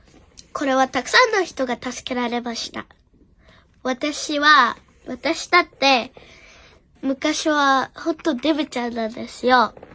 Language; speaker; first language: Japanese; early bilingual, other home language; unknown